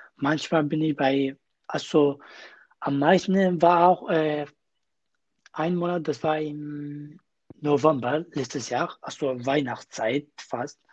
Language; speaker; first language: German; non-native, learner; Kurdish